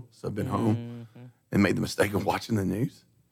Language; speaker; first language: English; native; English